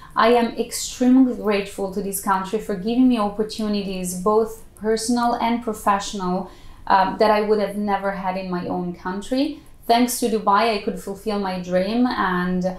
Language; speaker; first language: English; non-native, fluent; Italian